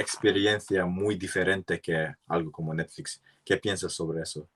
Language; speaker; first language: Spanish; non-native, learner; English